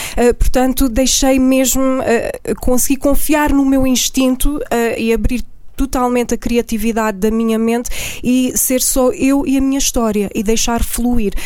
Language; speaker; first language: Portuguese; early bilingual, heritage; Portuguese